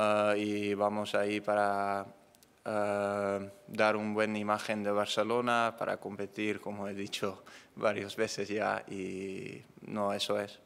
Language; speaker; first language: Spanish; non-native, fluent; Dutch